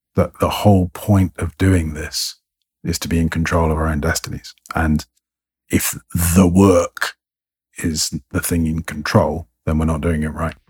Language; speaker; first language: English; native; English